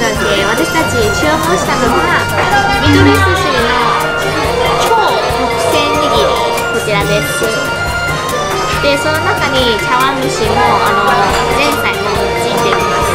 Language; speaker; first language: Japanese; early bilingual, heritage; Chinese